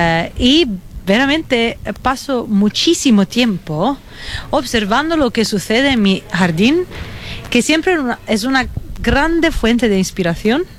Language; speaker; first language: Spanish; non-native, fluent; Italian